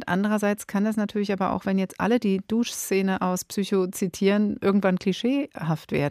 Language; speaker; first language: German; native; German